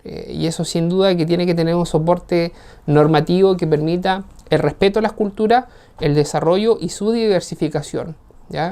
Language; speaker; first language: Spanish; native; Spanish